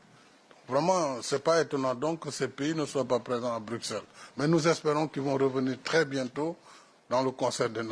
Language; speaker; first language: French; non-native, local second language; Wolof